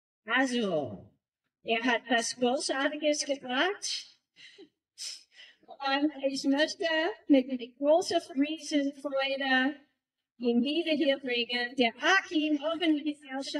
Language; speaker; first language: German; non-native, learner; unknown